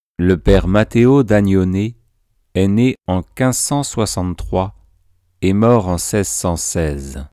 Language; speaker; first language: French; native; French